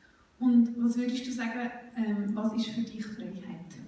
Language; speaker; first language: German; native; German